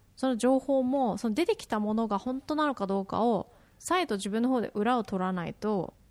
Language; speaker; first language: Japanese; early bilingual, heritage; Japanese